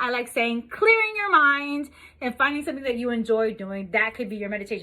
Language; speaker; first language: English; native; English